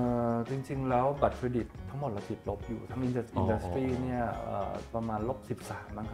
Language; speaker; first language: Thai; native; Thai